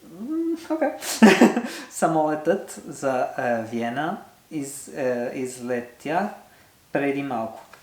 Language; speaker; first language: Bulgarian; non-native, learner; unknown